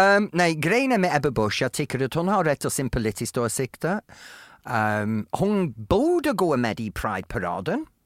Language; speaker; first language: Swedish; non-native, fluent; English